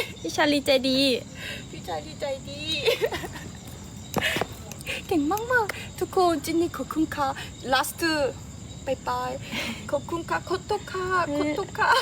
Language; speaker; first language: Thai; non-native, learner; Korean